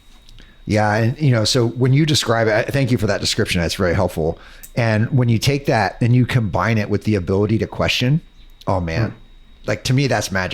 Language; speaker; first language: English; native; English